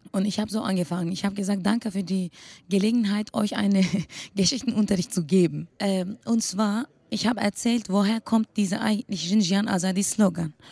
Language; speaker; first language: German; non-native, fluent; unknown